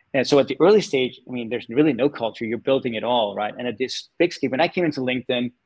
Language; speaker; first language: English; non-native, fluent; Danish